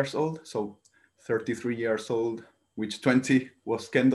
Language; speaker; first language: English; non-native, learner; Spanish